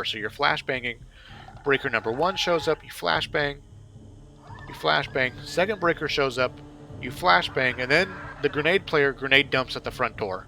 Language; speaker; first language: English; native; English